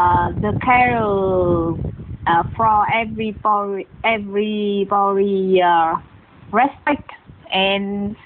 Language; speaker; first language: English; non-native, learner; Vietnamese